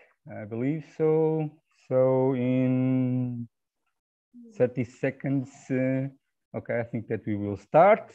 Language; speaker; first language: English; non-native, fluent; Portuguese